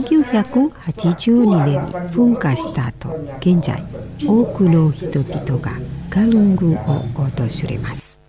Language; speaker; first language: Japanese; non-native, fluent; Indonesian